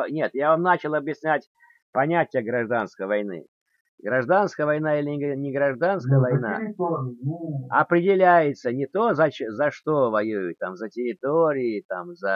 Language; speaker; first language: Russian; native; Russian